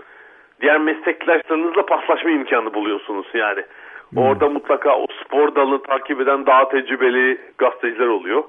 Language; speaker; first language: Turkish; native; Turkish